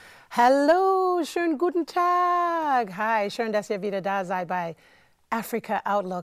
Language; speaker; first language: German; non-native, fluent; English